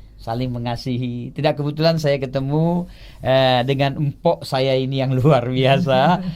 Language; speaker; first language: Indonesian; non-native, local second language; Achinese